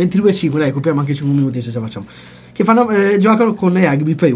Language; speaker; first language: Italian; native; Italian